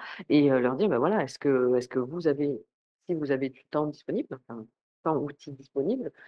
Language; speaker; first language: French; native; French